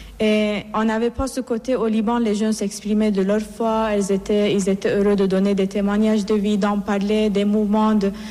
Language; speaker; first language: French; non-native, fluent; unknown